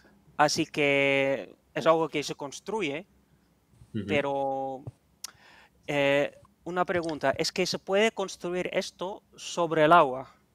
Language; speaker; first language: Spanish; non-native, fluent; Dutch